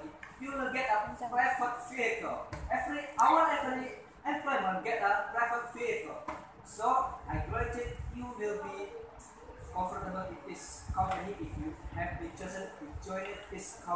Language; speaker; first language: English; non-native, learner; Indonesian